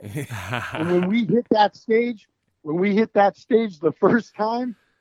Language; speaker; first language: English; native; English